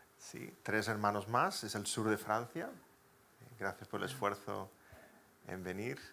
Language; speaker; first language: Spanish; native; Spanish